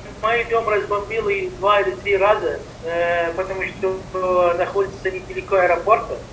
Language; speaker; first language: Russian; non-native, learner; Arabic